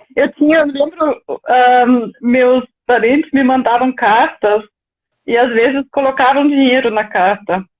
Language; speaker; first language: Portuguese; non-native, fluent; German